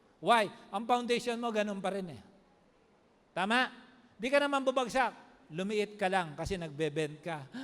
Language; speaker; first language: Filipino; non-native, local second language; Pampanga